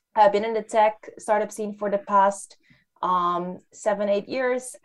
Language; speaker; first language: English; non-native, fluent; Dutch